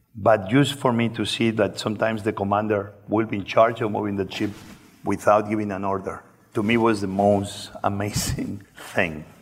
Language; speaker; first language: English; non-native, fluent; Spanish